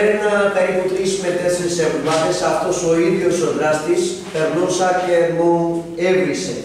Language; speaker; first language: Greek; non-native, fluent; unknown